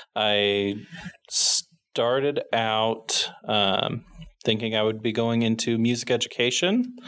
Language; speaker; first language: English; native; English